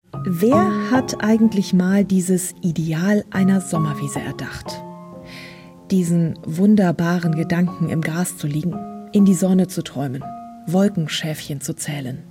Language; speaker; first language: German; native; German